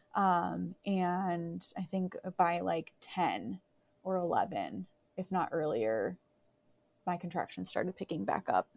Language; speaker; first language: English; native; English